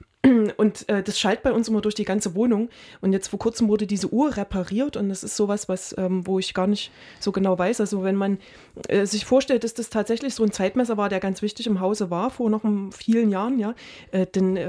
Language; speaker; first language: German; native; German